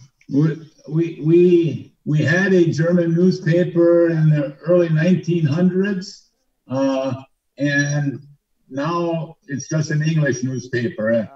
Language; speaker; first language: English; native; English